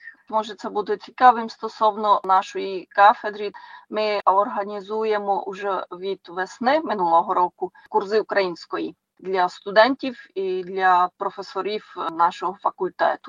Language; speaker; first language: Ukrainian; non-native, fluent; Czech